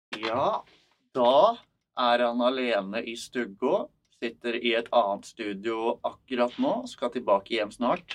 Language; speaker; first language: Norwegian; native; Norwegian